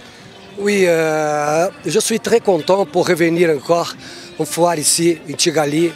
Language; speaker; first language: French; non-native, fluent; Portuguese